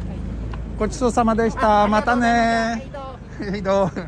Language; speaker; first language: Japanese; non-native, fluent; Swedish